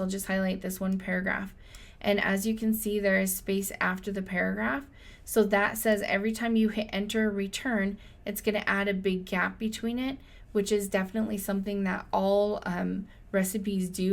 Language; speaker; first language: English; native; English